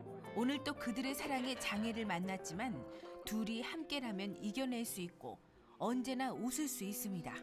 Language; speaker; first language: Korean; native; Korean